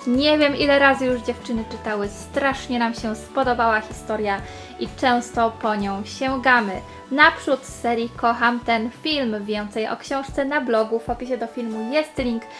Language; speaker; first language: Polish; native; Polish